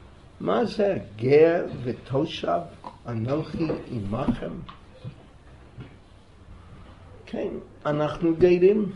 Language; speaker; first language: Hebrew; non-native, fluent; English